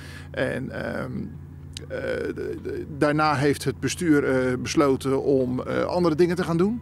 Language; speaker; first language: Dutch; native; Dutch